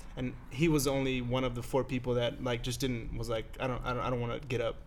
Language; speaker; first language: English; native; English